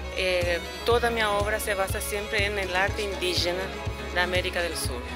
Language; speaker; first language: Portuguese; non-native, fluent; Spanish